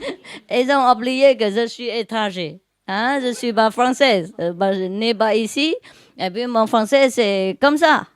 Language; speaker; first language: French; non-native, learner; Vietnamese